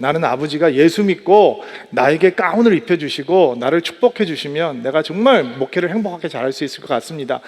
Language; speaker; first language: Korean; native; Korean